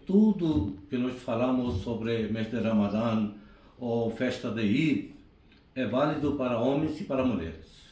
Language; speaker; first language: Portuguese; non-native, fluent; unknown